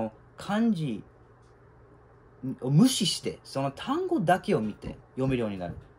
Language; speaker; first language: Japanese; non-native, fluent; English